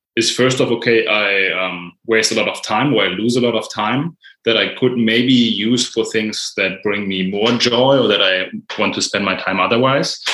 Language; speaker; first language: English; non-native, fluent; German